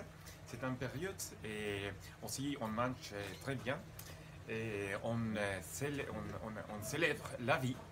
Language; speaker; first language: French; non-native, fluent; Spanish